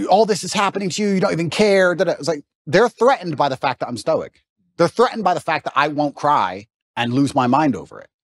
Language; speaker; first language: English; native; English